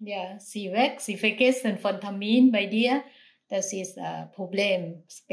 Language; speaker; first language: German; non-native, learner; Thai